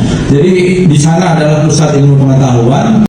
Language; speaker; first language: Indonesian; native; Indonesian